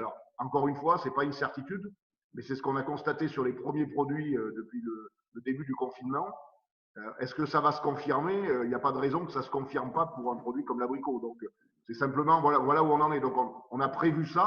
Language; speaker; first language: French; native; French